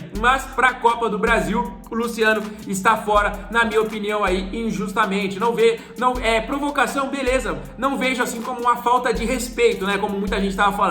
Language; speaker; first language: Portuguese; native; Portuguese